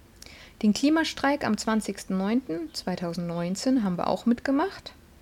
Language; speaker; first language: German; native; German